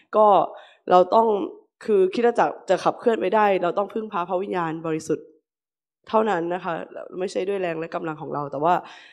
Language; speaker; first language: Thai; native; Thai